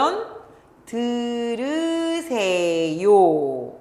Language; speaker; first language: Spanish; non-native, fluent; Korean